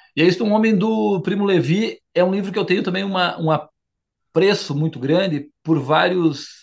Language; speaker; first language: Portuguese; native; Portuguese